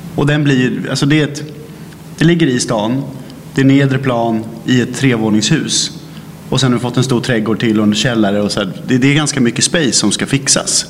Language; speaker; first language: Swedish; native; Swedish